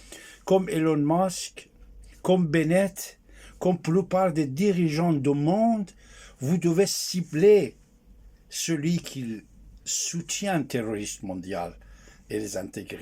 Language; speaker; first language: French; non-native, fluent; Persian